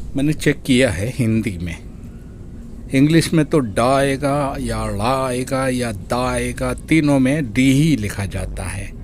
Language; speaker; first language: Hindi; native; Hindi